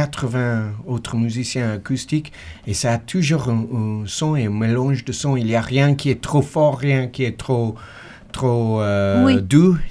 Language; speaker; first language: French; non-native, learner; English